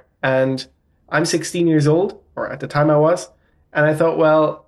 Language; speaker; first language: English; native; English